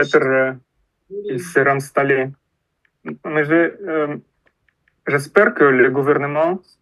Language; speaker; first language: French; non-native, fluent; Russian